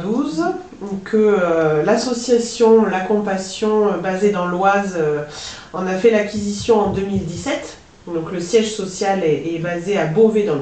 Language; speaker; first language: French; native; French